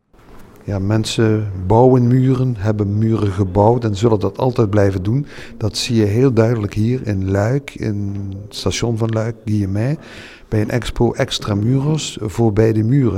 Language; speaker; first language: Dutch; native; Dutch